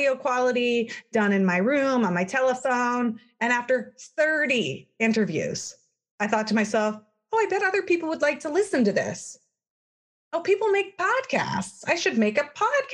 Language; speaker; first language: English; native; English